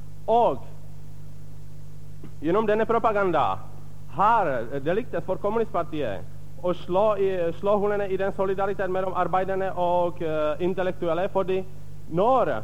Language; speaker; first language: Norwegian; non-native, fluent; Czech